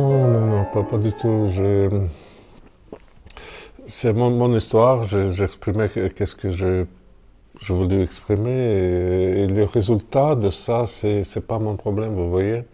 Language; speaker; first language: French; non-native, fluent; Russian